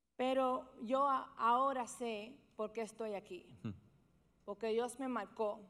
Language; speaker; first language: Spanish; early bilingual, heritage; Spanish